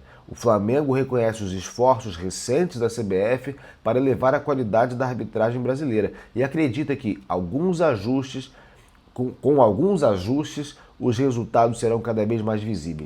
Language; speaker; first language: Portuguese; native; Portuguese